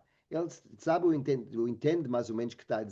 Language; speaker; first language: Portuguese; non-native, fluent; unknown